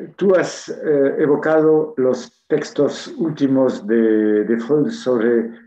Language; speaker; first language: Spanish; non-native, fluent; French